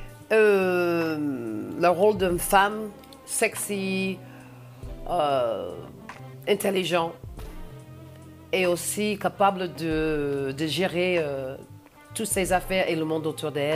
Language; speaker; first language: French; non-native, fluent; English